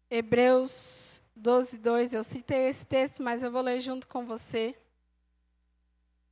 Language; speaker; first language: Portuguese; native; Portuguese